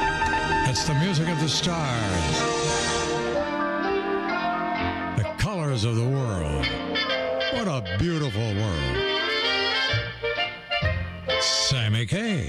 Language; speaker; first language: English; native; English